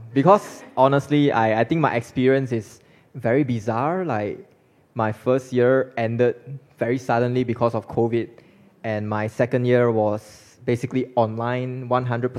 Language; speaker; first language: English; non-native, local second language; Chinese